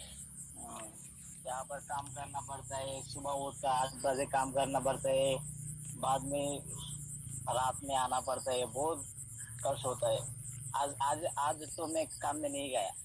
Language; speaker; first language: Hindi; non-native, local second language; Bangla